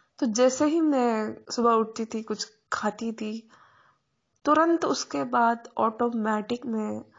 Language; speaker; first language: Hindi; non-native, local second language; Marathi